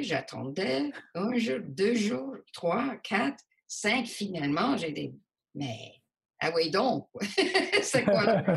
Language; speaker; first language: French; non-native, local second language; English